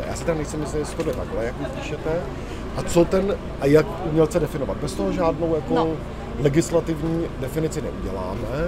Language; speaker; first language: Czech; native; Czech